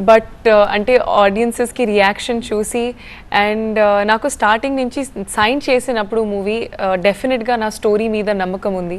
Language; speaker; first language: Telugu; non-native, fluent; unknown